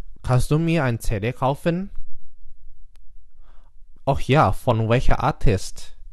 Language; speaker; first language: German; non-native, learner; Indonesian